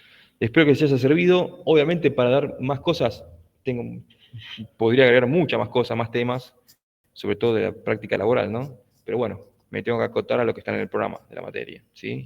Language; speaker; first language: Spanish; native; Spanish